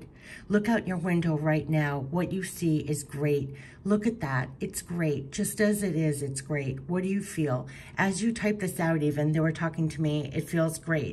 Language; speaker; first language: English; native; English